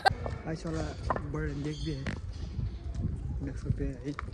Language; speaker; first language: Hindi; non-native, learner; Nepali